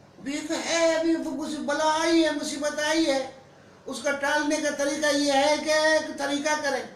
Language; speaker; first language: Urdu; non-native, local second language; Sindhi